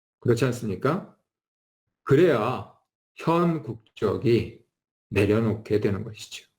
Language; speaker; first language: Korean; native; Korean